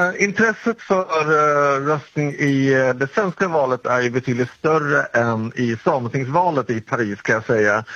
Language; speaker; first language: Swedish; native; Swedish